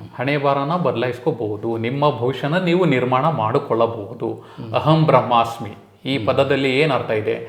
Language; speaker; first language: Kannada; native; Kannada